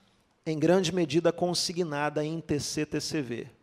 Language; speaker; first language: Portuguese; native; Portuguese